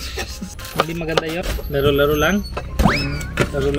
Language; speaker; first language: Filipino; non-native, learner; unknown